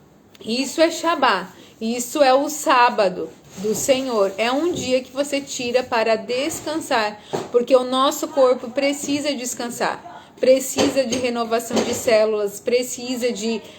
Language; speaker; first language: Portuguese; native; Portuguese